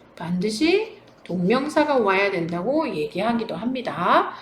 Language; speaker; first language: Korean; native; Korean